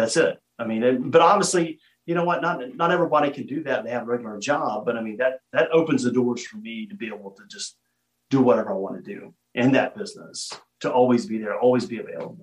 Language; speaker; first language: English; native; English